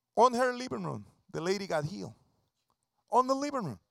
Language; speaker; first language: English; non-native, fluent; Spanish